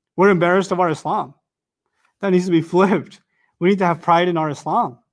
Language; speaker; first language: English; non-native, local second language; Urdu